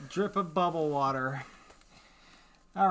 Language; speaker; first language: English; native; English